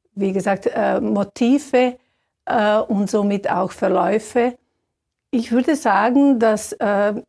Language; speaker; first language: German; non-native, fluent; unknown